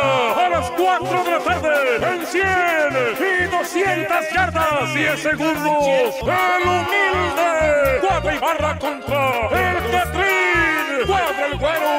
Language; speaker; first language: Spanish; native; Spanish